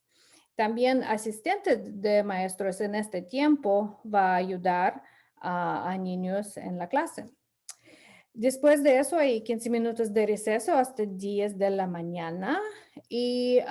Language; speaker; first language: Spanish; non-native, fluent; English